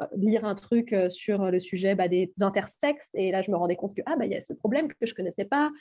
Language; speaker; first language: French; native; French